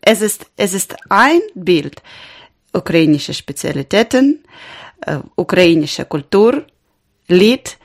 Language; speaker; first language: German; non-native, learner; Ukrainian